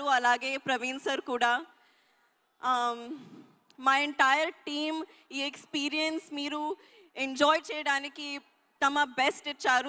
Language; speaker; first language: Telugu; non-native, learner; Hindi